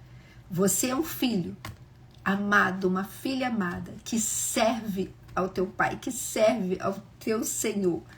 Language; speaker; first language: Portuguese; native; Portuguese